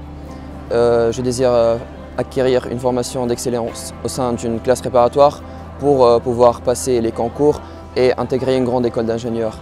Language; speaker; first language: French; non-native, local second language; Arabic